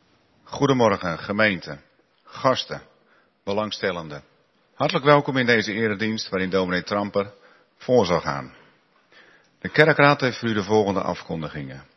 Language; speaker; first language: Dutch; native; Dutch